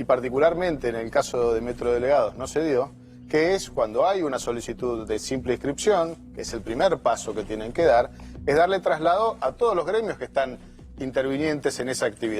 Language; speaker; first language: Spanish; native; Spanish